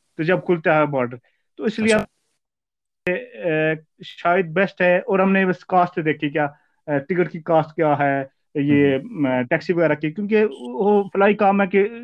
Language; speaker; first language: Urdu; early bilingual, heritage; Urdu